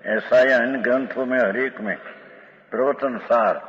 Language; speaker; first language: Hindi; non-native, local second language; Gujarati